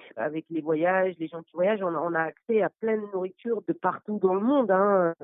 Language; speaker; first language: French; non-native, fluent; Persian